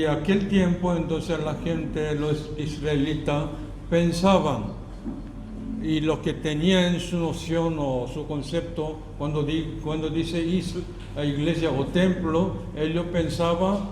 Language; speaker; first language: Spanish; non-native, learner; Korean